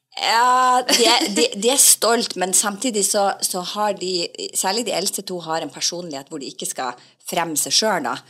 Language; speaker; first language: Norwegian; native; Norwegian